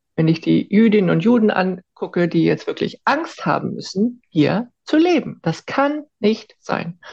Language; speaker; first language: German; early bilingual, other home language; Icelandic